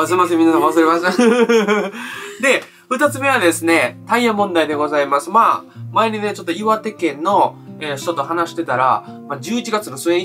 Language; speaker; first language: Japanese; native; Japanese